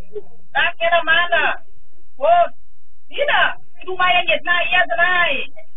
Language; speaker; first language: Russian; non-native, learner; Vietnamese